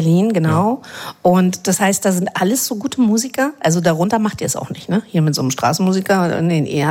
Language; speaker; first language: German; native; German